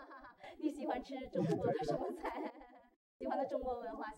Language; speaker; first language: Chinese; native; Chinese